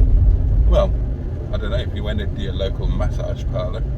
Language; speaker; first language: English; native; English